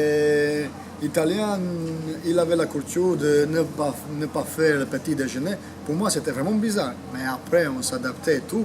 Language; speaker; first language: French; non-native, fluent; Croatian